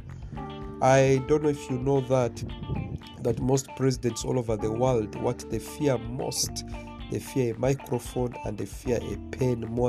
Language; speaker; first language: English; non-native, local second language; Swahili